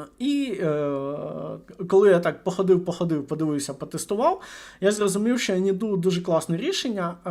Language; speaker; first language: Ukrainian; non-native, local second language; Russian